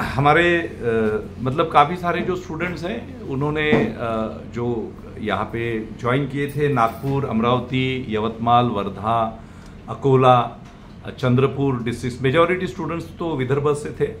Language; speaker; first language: Hindi; non-native, local second language; Marathi